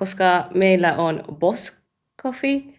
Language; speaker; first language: Finnish; non-native, learner; Japanese